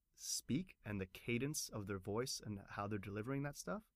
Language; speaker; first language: English; native; English